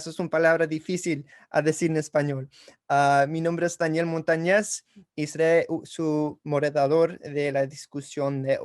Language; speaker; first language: Spanish; early bilingual, heritage; English